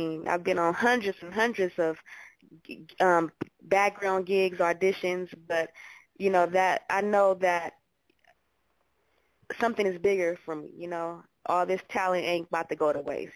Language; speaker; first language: English; native; English